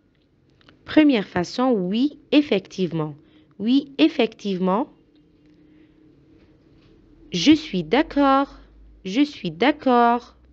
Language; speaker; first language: French; non-native, fluent; Arabic